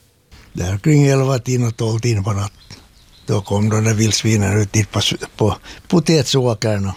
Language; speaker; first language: Swedish; native; Swedish